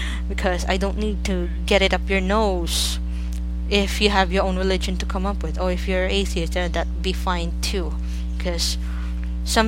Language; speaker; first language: English; non-native, local second language; Filipino